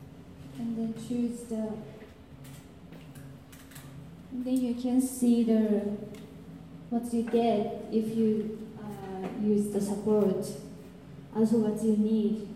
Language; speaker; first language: English; non-native, learner; Japanese